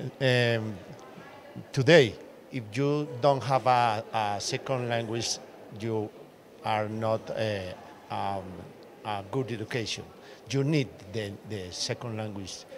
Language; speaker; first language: English; non-native, learner; Spanish